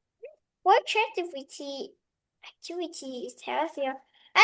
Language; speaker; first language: English; non-native, learner; Vietnamese